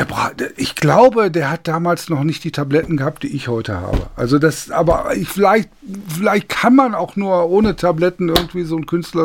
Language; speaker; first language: German; native; German